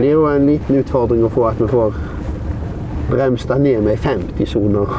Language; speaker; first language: Norwegian; native; Norwegian